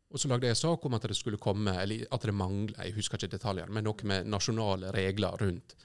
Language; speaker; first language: Norwegian; native; Norwegian